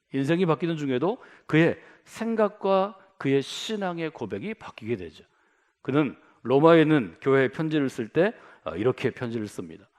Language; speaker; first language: Korean; native; Korean